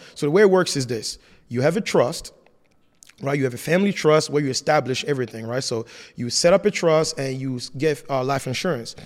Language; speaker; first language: English; non-native, fluent; French